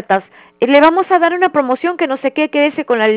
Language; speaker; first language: Spanish; native; Spanish